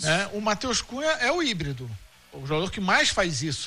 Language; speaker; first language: Portuguese; native; Portuguese